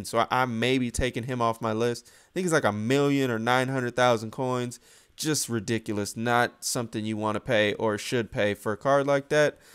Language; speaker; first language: English; native; English